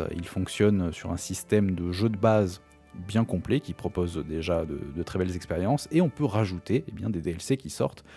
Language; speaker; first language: French; native; French